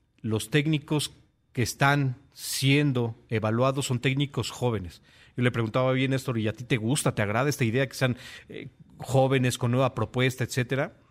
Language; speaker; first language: Spanish; native; Spanish